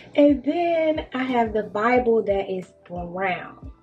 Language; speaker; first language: English; native; English